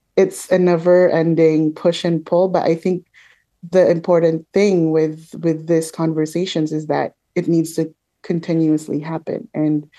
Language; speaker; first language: English; non-native, local second language; Filipino